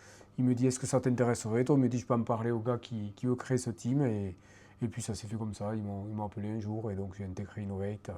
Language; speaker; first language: French; native; French